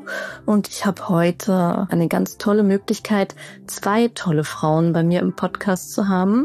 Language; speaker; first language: German; native; German